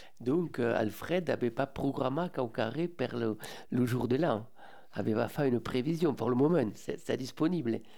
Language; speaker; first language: French; native; French